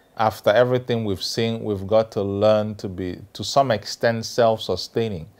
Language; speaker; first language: English; non-native, local second language; Ewe